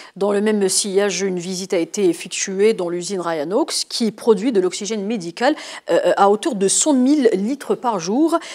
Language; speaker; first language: French; non-native, local second language; Arabic